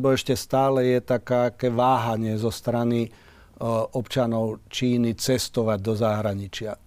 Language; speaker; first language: Czech; non-native, fluent; Chinese